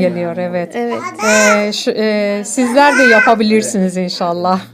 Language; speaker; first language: Turkish; non-native, learner; Persian